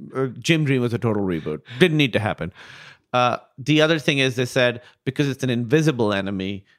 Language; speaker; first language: English; non-native, local second language; Urdu